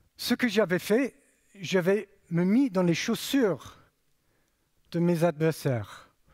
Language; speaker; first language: French; non-native, fluent; English